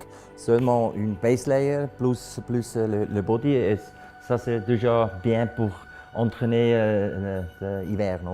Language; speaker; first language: French; non-native, local second language; German